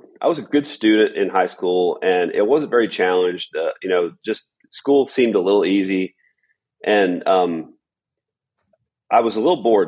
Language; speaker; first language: English; native; English